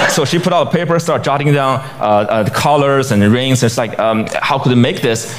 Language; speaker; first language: English; non-native, fluent; Chinese